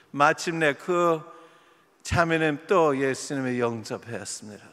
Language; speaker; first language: Korean; non-native, fluent; English